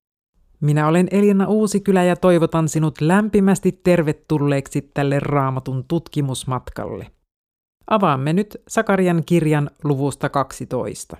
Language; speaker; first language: Finnish; native; Finnish